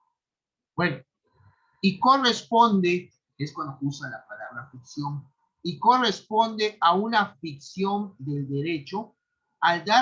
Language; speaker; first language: Spanish; native; Spanish